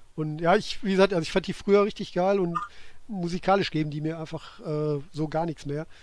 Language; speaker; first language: German; native; German